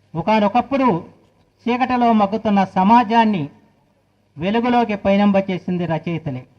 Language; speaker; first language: Telugu; native; Telugu